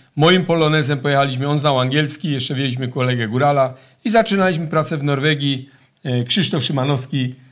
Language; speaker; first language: Polish; native; Polish